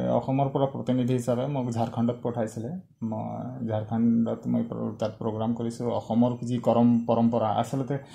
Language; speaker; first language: Assamese; non-native, local second language; Sadri